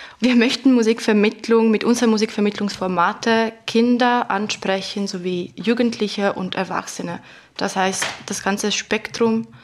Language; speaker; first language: German; non-native, fluent; Italian